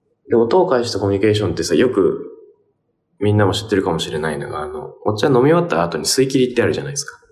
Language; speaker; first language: Japanese; native; Japanese